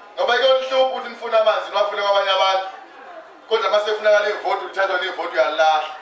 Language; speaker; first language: Zulu; native; Zulu